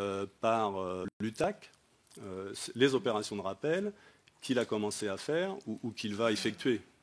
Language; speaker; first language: French; native; French